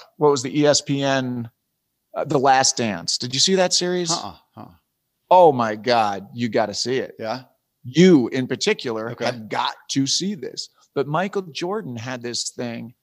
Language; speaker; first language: English; native; English